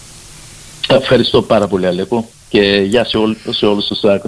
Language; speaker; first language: Greek; early bilingual, heritage; Greek